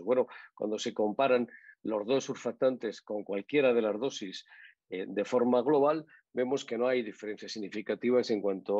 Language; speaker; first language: Spanish; native; Spanish